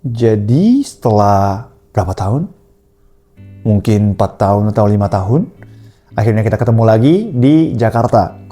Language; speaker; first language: Indonesian; non-native, fluent; Japanese